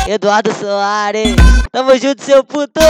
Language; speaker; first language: Portuguese; native; Portuguese